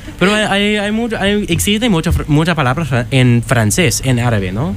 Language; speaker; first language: Spanish; non-native, learner; English